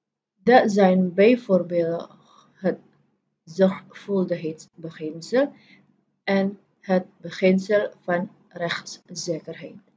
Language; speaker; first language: Dutch; non-native, fluent; Indonesian